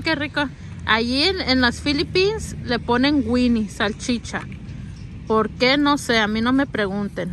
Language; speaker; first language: Spanish; early bilingual, heritage; Spanish